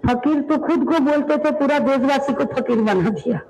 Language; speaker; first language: Hindi; non-native, local second language; Bangla